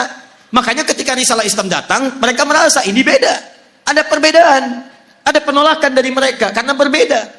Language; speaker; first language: Indonesian; native; Indonesian